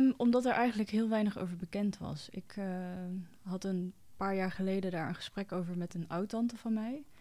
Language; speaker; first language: Dutch; early bilingual, other home language; Cantonese